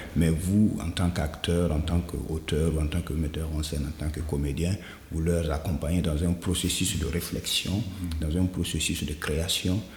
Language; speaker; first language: French; non-native, local second language; Mossi